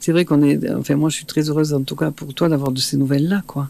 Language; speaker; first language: French; native; French